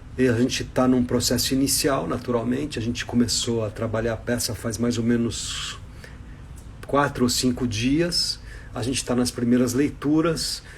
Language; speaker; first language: Portuguese; native; Portuguese